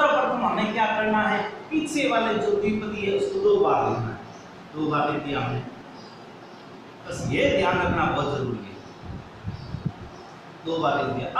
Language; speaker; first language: Hindi; native; Hindi